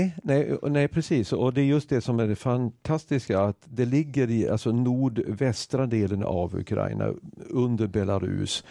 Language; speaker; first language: Swedish; native; Swedish